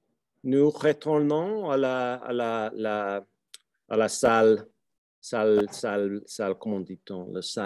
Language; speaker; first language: French; non-native, learner; English